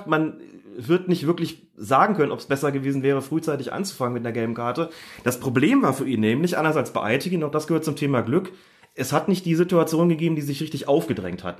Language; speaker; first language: German; native; German